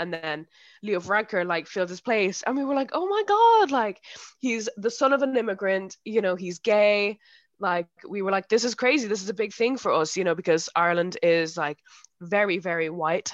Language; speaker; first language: English; native; English